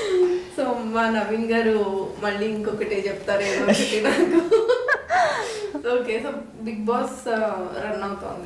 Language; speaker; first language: Telugu; native; Telugu